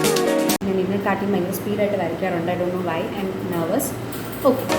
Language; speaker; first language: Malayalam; native; Malayalam